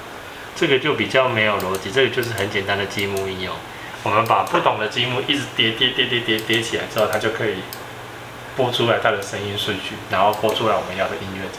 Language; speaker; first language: Chinese; native; Chinese